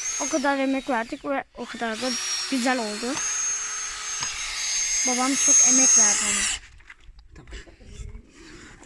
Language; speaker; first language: Turkish; early bilingual, heritage; Turkish